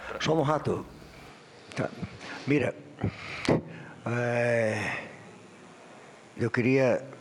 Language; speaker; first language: Portuguese; non-native, learner; Spanish